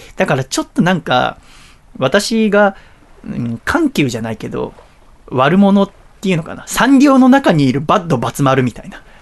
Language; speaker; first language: Japanese; native; Japanese